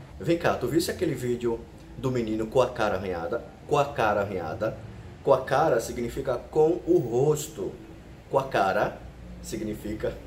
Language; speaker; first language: Portuguese; native; Portuguese